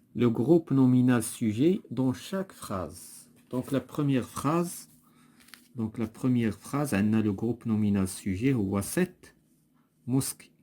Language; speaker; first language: French; non-native, local second language; Arabic